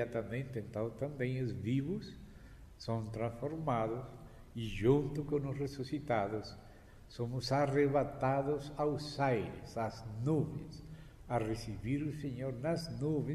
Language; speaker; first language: Portuguese; non-native, fluent; Spanish